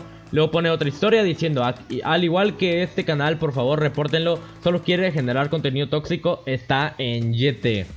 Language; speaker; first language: Spanish; native; Spanish